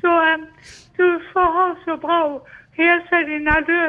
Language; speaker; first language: Swedish; non-native, learner; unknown